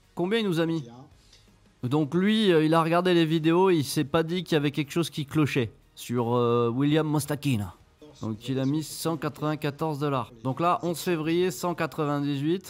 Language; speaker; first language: French; native; French